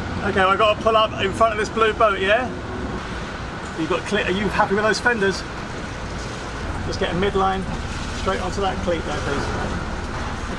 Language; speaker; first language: English; native; English